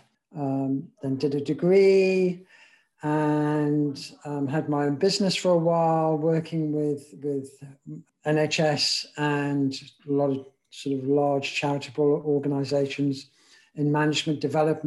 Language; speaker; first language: English; native; English